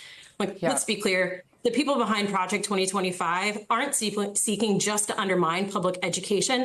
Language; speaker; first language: English; native; English